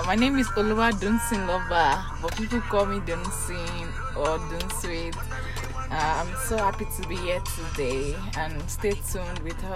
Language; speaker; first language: English; non-native, local second language; Yoruba